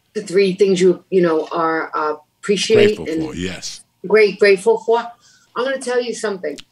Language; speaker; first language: English; native; English